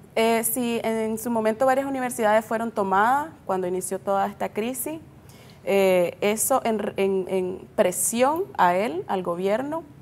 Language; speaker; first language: Spanish; native; Spanish